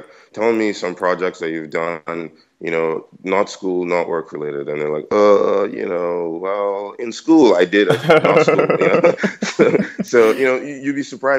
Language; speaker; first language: English; non-native, local second language; Yoruba